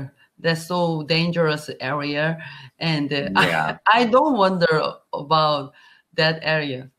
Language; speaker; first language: English; non-native, learner; Korean